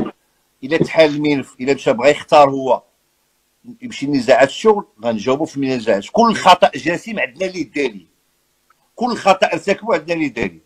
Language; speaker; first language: Arabic; native; Arabic